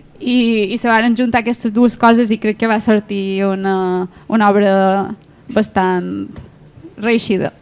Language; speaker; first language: Catalan; native; Catalan